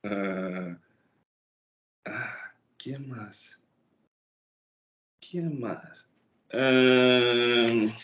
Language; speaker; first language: Spanish; non-native, learner; English